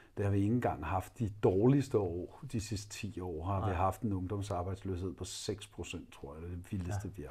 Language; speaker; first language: Danish; native; Danish